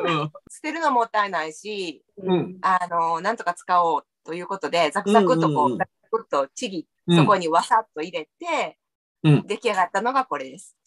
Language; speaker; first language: Japanese; native; Japanese